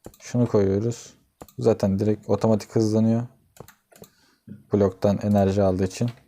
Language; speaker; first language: Turkish; native; Turkish